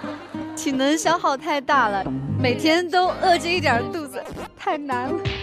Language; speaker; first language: Chinese; native; Chinese